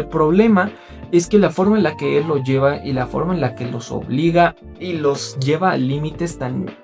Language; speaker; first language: Spanish; native; Spanish